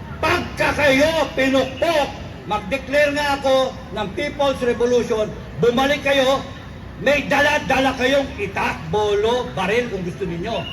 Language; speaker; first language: Filipino; non-native, local second language; Cebuano